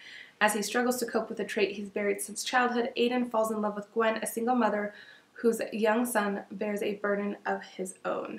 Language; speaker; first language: English; native; English